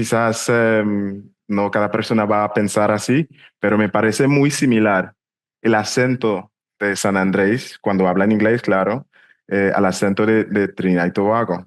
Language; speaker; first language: Spanish; non-native, fluent; English